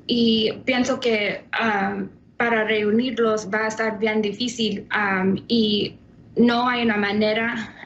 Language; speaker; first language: Spanish; early bilingual, heritage; Spanish